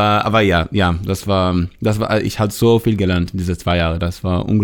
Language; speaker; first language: German; non-native, learner; Hebrew